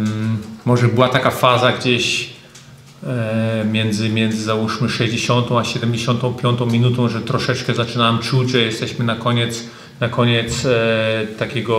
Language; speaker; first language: Polish; early bilingual, heritage; German